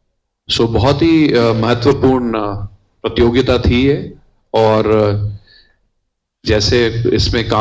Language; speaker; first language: Hindi; native; Hindi